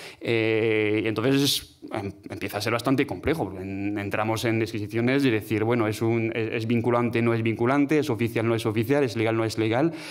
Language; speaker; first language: Spanish; non-native, fluent; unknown